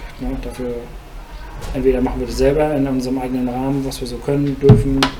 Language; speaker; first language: German; native; German